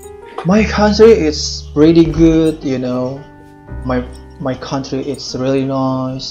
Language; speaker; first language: English; non-native, learner; Indonesian